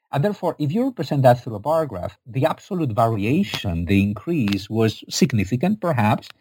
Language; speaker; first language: English; non-native, fluent; Spanish